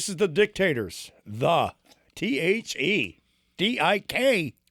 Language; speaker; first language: English; native; English